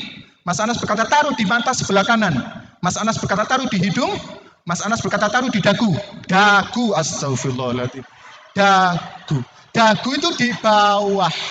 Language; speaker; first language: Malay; non-native, local second language; Javanese